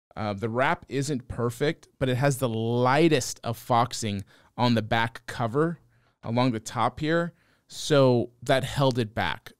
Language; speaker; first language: English; native; English